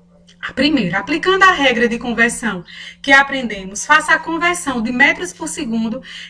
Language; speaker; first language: Portuguese; native; Portuguese